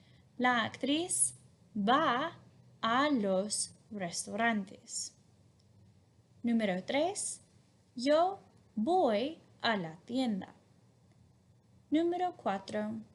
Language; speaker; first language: Spanish; non-native, fluent; English